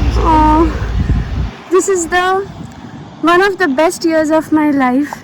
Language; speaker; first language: English; non-native, local second language; Bangla